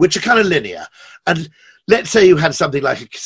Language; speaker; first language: English; native; English